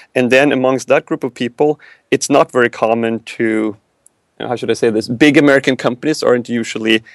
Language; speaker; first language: English; non-native, fluent; Swedish